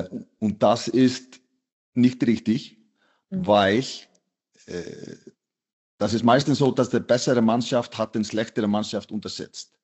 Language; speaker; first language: German; non-native, fluent; Icelandic